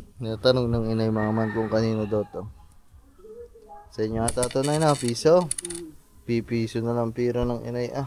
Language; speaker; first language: Filipino; native; Filipino